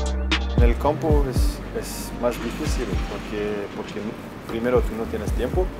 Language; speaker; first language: Spanish; non-native, fluent; French